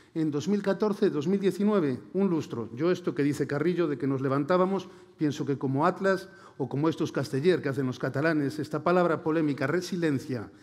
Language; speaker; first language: Spanish; native; Spanish